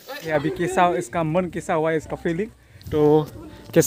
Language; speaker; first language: Hindi; non-native, local second language; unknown